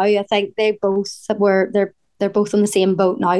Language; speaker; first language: English; native; English